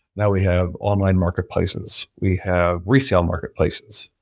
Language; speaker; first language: English; native; English